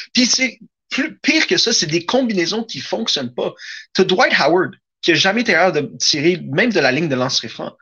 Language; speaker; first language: French; native; French